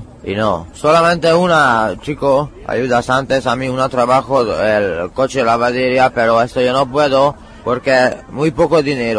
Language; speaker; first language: Spanish; non-native, learner; Hungarian